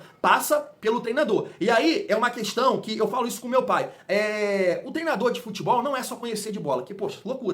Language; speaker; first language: Portuguese; native; Portuguese